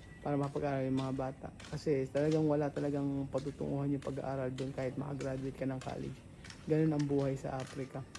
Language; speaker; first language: Filipino; native; Filipino